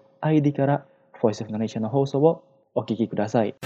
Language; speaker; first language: Japanese; non-native, fluent; Indonesian